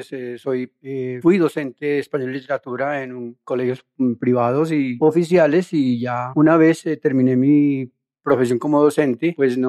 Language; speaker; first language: Spanish; native; Spanish